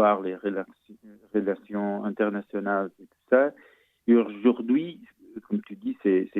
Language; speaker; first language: French; non-native, fluent; Portuguese